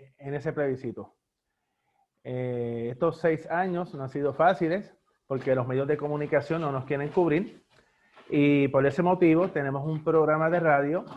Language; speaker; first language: Spanish; native; Spanish